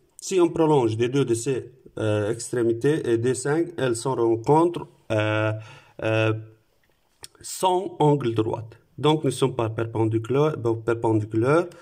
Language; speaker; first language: French; non-native, local second language; Arabic